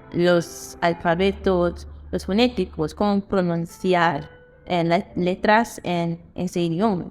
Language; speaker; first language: Spanish; non-native, fluent; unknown